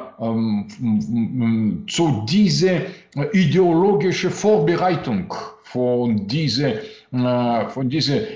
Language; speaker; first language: German; non-native, learner; Russian